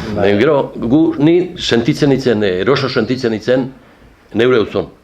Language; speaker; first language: Basque; native; Basque